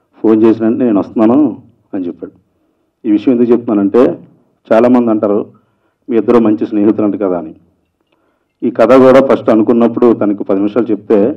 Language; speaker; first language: Telugu; native; Telugu